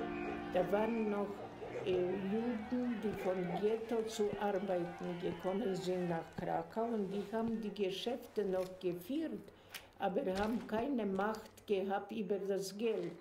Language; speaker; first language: German; non-native, fluent; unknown